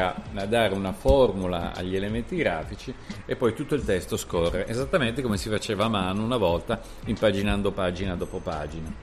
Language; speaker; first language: Italian; native; Italian